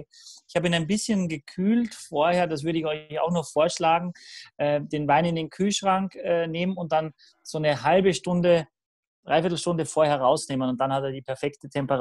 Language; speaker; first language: German; native; German